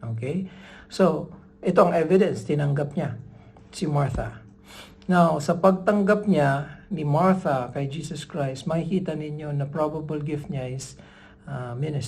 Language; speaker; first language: Filipino; native; Filipino